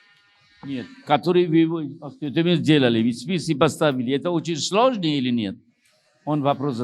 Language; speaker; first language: Russian; non-native, learner; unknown